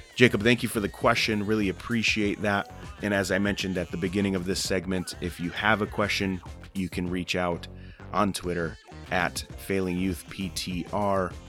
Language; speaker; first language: English; native; English